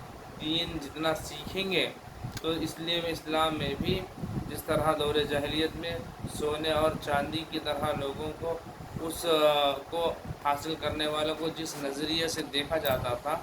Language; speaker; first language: Urdu; native; Urdu